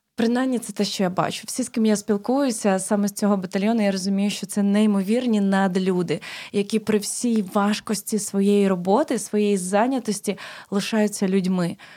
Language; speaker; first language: Ukrainian; native; Ukrainian